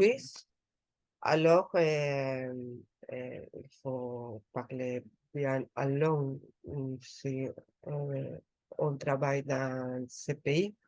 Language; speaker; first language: French; non-native, learner; Spanish